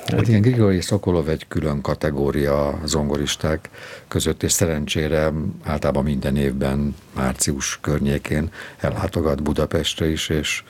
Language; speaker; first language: Hungarian; native; Hungarian